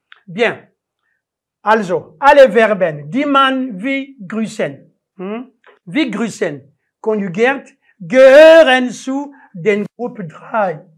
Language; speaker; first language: German; non-native, learner; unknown